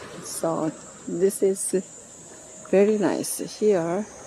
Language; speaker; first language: English; non-native, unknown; Korean